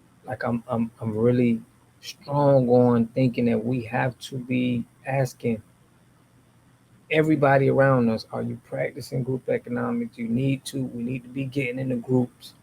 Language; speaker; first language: English; native; English